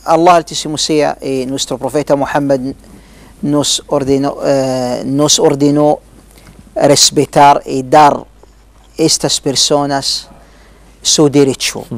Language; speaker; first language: Spanish; non-native, learner; Arabic